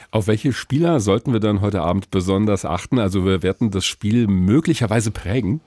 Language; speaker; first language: German; native; German